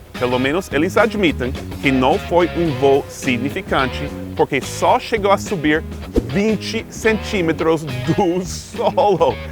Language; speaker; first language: Portuguese; non-native, fluent; English